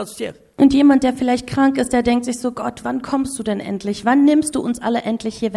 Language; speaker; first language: German; native; German